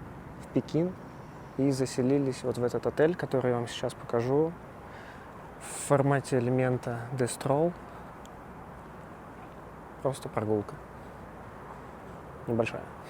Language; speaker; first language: Russian; native; Russian